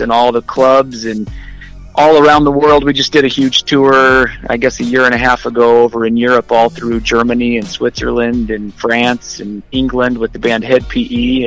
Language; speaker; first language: English; native; English